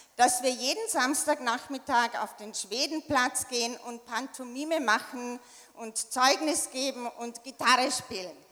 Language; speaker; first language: German; native; German